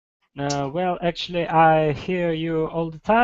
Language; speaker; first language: English; non-native, fluent; Russian